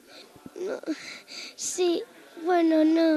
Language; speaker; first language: Spanish; non-native, local second language; Catalan